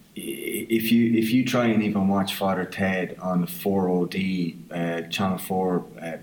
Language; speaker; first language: English; native; English